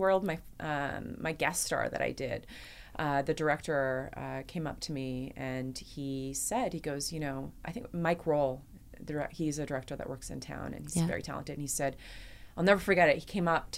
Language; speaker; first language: English; native; English